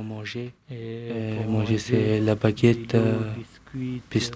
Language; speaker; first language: French; non-native, learner; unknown